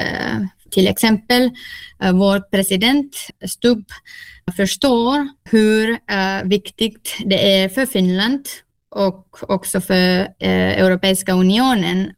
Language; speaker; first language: Swedish; non-native, local second language; Finnish